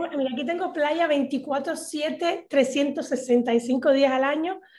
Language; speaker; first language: Spanish; native; Spanish